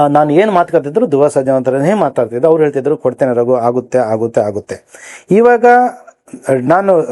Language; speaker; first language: Kannada; native; Kannada